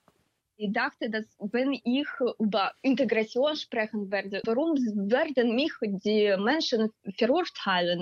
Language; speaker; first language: German; non-native, learner; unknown